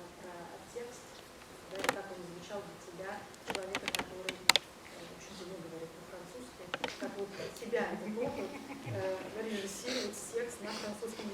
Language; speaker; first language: Russian; native; Russian